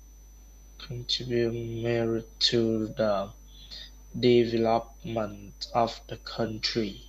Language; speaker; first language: English; non-native, learner; Vietnamese